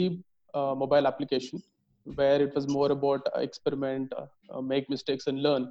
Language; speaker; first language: English; non-native, local second language; Telugu